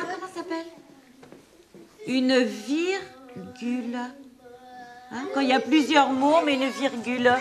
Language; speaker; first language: French; native; French